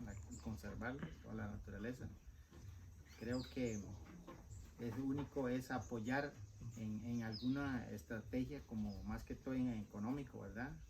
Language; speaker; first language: Spanish; non-native, local second language; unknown